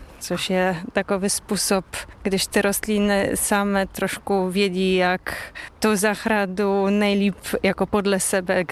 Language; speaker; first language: Czech; non-native, fluent; Polish